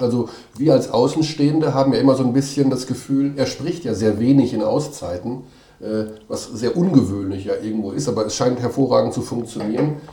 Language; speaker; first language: German; native; German